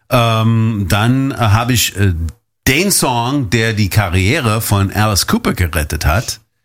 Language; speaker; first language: German; non-native, fluent; English